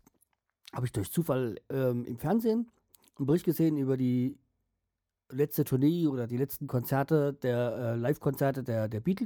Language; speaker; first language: German; native; German